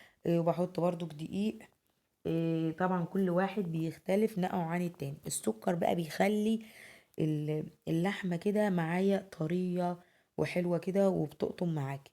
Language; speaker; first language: Arabic; native; Arabic